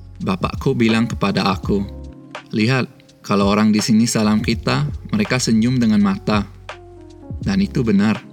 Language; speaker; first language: Indonesian; early bilingual, other home language; Swiss German